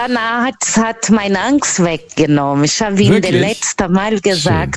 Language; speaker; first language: German; non-native, fluent; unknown